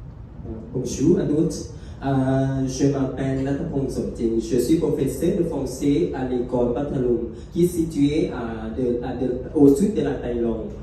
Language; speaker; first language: French; non-native, fluent; Thai